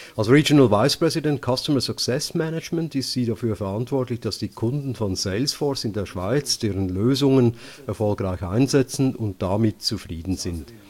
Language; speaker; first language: German; native; German